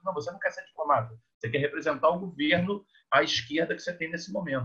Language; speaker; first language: Portuguese; native; Portuguese